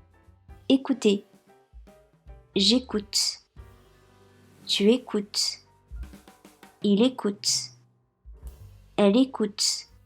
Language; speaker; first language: French; non-native, fluent; Japanese